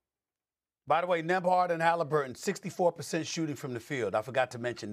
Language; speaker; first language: English; native; English